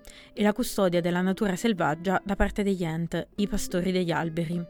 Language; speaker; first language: Italian; native; Italian